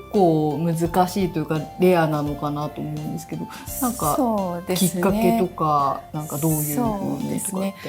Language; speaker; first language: Japanese; native; Japanese